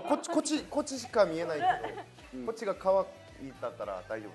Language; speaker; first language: Japanese; non-native, learner; Korean